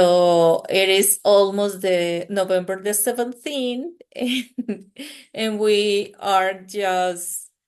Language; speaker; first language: English; non-native, fluent; Spanish